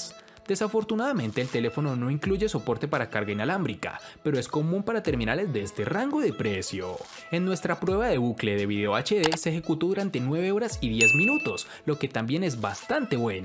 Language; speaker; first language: Spanish; native; Spanish